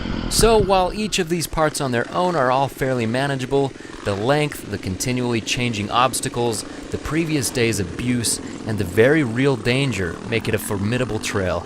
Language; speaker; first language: English; native; English